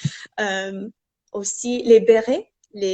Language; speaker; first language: French; non-native, fluent; English